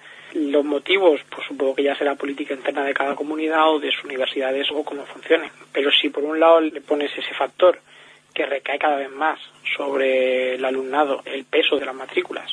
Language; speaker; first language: Spanish; native; Spanish